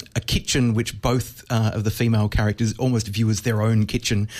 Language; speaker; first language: English; native; English